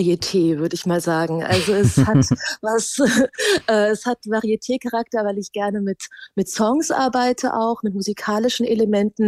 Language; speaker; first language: German; native; German